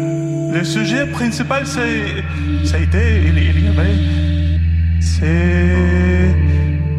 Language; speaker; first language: French; non-native, learner; Dutch